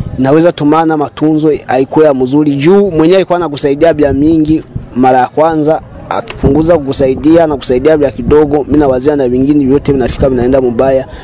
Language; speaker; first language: Swahili; non-native, local second language; Rundi